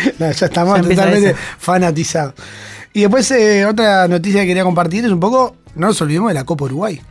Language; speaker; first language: Spanish; native; Spanish